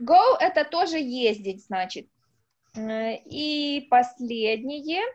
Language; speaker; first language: Russian; native; Russian